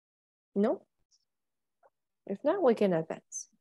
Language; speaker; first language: English; non-native, fluent; Spanish